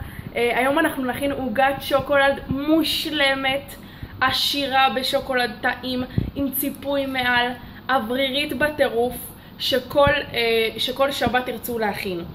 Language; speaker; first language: Hebrew; native; Hebrew